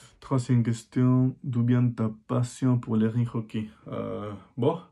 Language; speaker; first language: French; non-native, fluent; Spanish